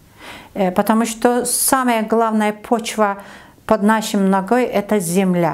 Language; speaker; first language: Russian; non-native, learner; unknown